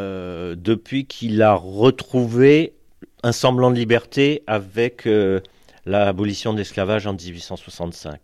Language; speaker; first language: French; native; French